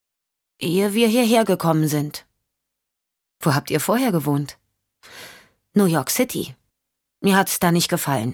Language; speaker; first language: German; native; German